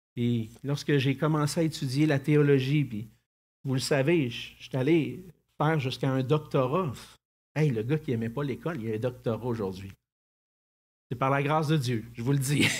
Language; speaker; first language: French; native; French